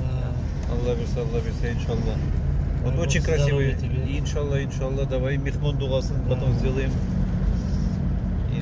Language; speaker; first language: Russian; non-native, local second language; Tatar